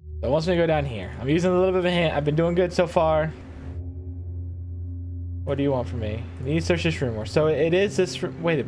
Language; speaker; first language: English; native; English